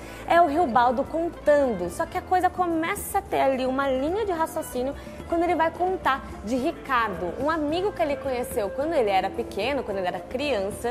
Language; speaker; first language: Portuguese; native; Portuguese